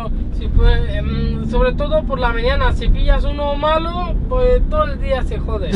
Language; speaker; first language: Spanish; non-native, learner; Urdu